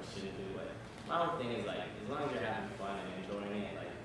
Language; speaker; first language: English; native; English